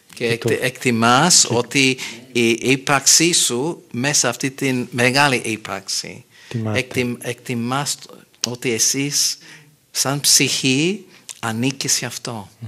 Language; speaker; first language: Greek; non-native, fluent; English